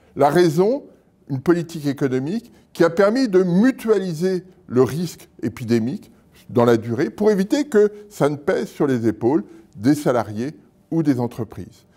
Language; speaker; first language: French; native; French